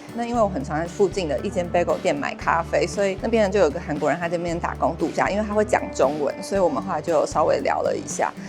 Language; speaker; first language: Chinese; native; Chinese